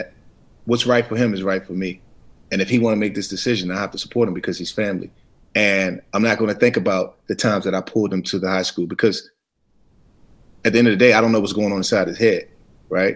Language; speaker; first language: English; native; English